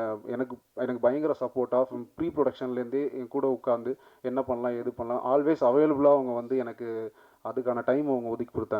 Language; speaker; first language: Tamil; native; Tamil